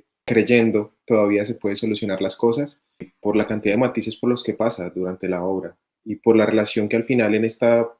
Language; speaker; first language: Spanish; native; Spanish